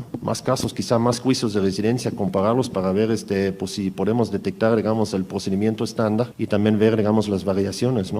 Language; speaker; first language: Spanish; native; Spanish